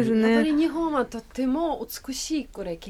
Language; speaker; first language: Japanese; non-native, learner; Russian